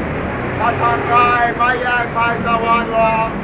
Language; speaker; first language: Thai; non-native, learner; English